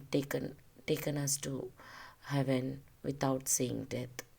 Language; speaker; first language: English; non-native, local second language; Telugu